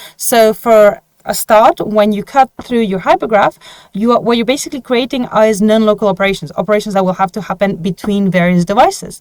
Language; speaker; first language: English; non-native, fluent; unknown